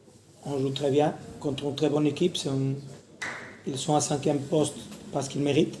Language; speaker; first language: French; non-native, learner; Portuguese